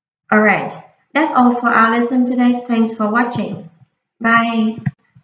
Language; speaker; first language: English; non-native, fluent; Vietnamese